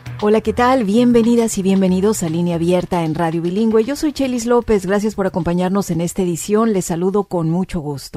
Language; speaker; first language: Spanish; native; Spanish